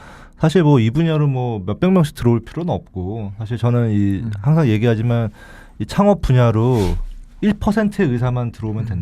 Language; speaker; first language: Korean; native; Korean